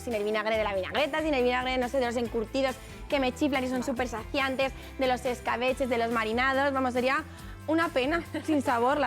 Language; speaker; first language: Spanish; native; Spanish